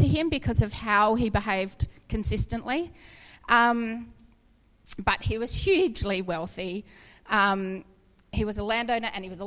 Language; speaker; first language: English; native; English